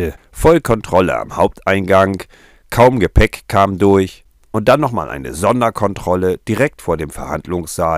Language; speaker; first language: German; native; German